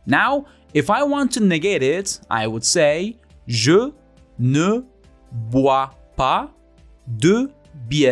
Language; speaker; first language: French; non-native, learner; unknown